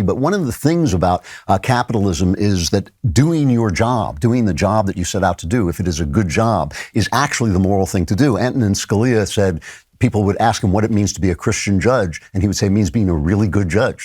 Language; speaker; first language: English; native; English